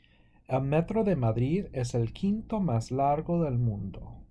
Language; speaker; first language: Spanish; non-native, fluent; English